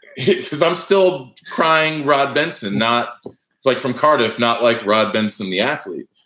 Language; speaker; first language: English; native; English